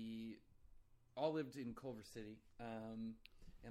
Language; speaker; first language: English; native; English